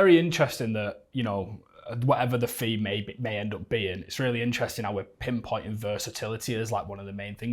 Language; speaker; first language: English; native; English